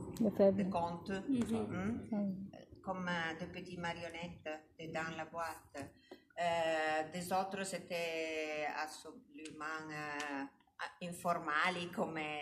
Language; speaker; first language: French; non-native, learner; Italian